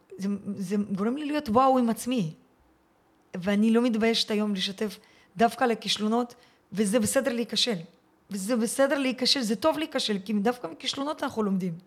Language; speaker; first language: Hebrew; early bilingual, other home language; Russian